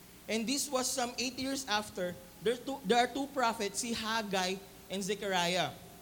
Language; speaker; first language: English; non-native, local second language; Filipino